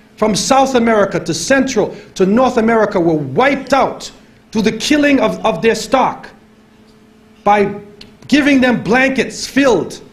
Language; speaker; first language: English; native; English